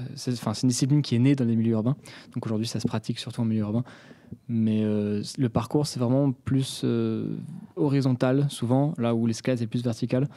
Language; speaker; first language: French; native; French